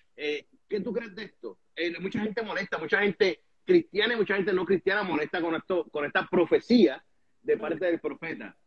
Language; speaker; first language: Spanish; native; Spanish